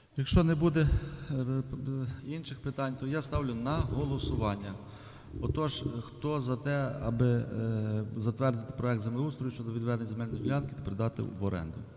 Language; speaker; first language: Ukrainian; native; Ukrainian